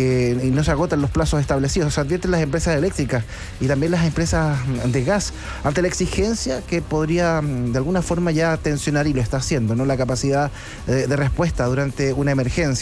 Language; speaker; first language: Spanish; native; Spanish